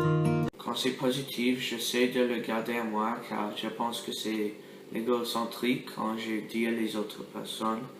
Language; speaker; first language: French; non-native, learner; English